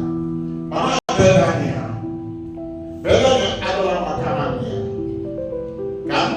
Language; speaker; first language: Indonesian; non-native, fluent; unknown